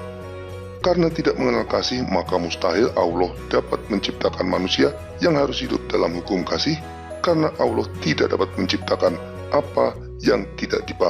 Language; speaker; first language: Indonesian; native; Indonesian